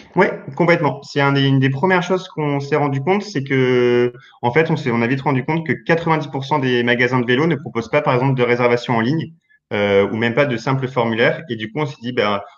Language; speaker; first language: French; native; French